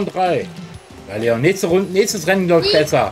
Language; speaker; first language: German; native; German